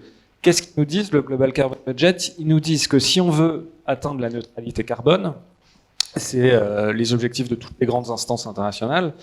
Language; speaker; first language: French; native; French